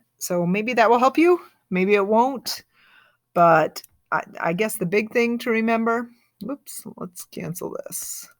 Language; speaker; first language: English; native; English